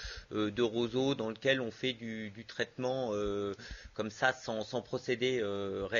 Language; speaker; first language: French; native; French